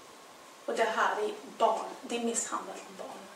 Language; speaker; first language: Swedish; non-native, fluent; English